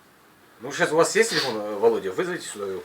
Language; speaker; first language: Russian; native; Russian